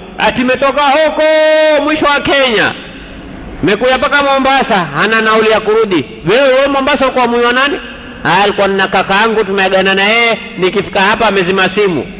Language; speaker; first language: Swahili; native; Swahili